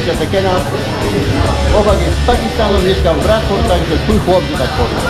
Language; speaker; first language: Polish; native; Polish